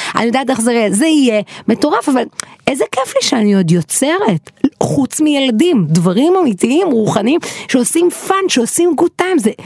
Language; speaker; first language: Hebrew; native; Hebrew